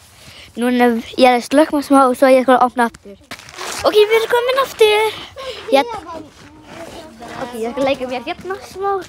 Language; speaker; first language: Icelandic; early bilingual, other home language; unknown